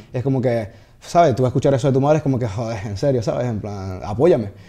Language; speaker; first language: Spanish; native; Spanish